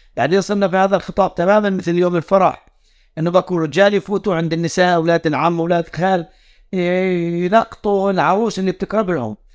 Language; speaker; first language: Arabic; native; Arabic